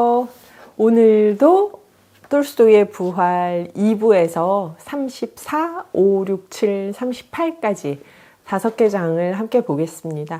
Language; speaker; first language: Korean; native; Korean